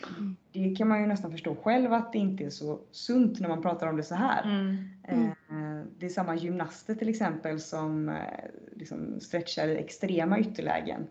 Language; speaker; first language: Swedish; native; Swedish